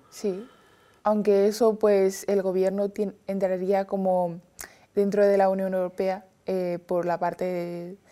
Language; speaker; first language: Spanish; non-native, fluent; Chinese